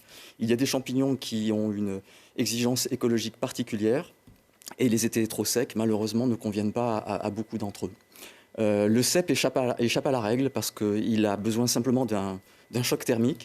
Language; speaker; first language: French; native; French